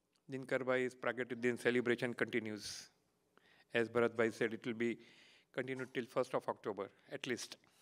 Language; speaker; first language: English; non-native, local second language; Gujarati